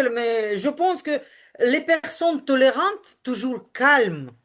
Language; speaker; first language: French; non-native, learner; Ukrainian